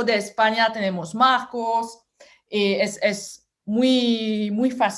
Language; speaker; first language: Spanish; non-native, fluent; French